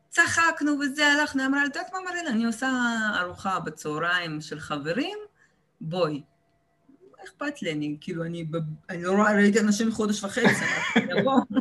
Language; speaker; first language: Hebrew; early bilingual, other home language; Russian